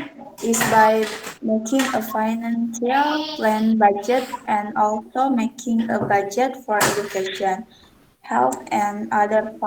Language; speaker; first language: English; non-native, learner; Indonesian